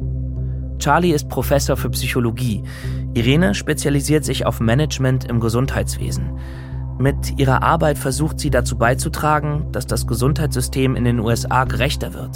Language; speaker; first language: German; native; German